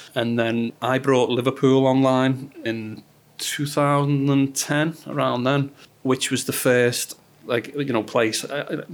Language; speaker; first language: English; native; English